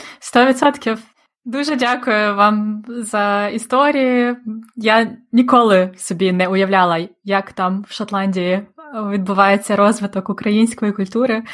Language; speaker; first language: Ukrainian; native; Ukrainian